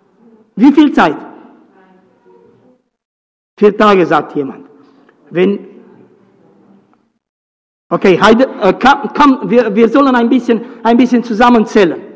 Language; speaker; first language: German; non-native, fluent; Romanian